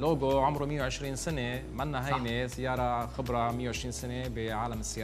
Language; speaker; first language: Arabic; native; Arabic